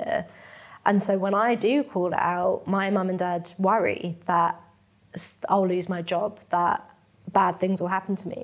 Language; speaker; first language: English; native; English